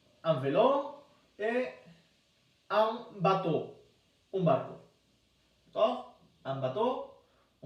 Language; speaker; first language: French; non-native, fluent; Spanish